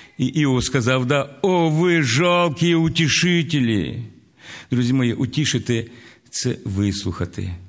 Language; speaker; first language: Ukrainian; native; Ukrainian